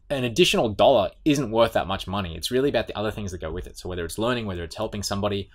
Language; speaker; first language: English; native; English